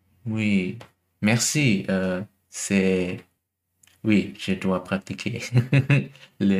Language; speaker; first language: French; non-native, learner; German